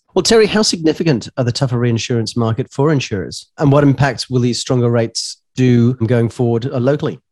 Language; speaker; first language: English; native; English